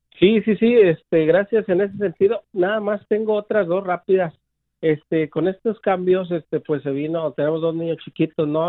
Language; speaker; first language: Spanish; native; Spanish